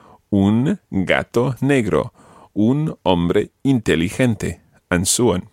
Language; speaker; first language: Spanish; non-native, fluent; English